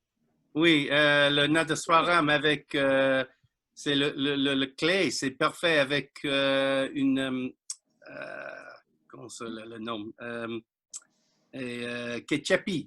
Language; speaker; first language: French; non-native, learner; English